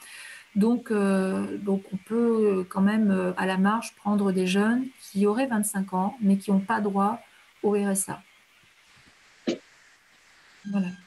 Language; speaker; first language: French; native; French